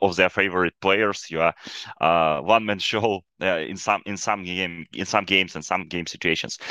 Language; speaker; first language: English; non-native, fluent; Ukrainian